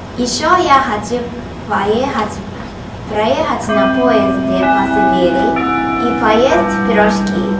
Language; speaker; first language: Russian; non-native, learner; Japanese